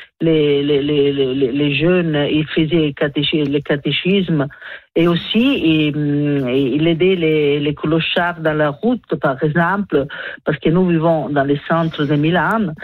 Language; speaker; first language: French; non-native, learner; Italian